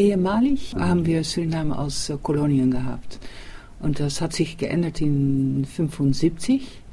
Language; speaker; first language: German; non-native, learner; Dutch